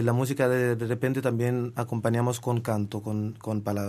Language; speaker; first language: Spanish; non-native, fluent; Arabic